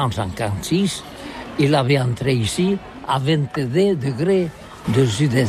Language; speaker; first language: French; non-native, learner; Catalan